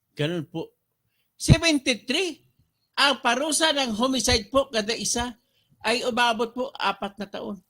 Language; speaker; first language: Filipino; non-native, local second language; Cebuano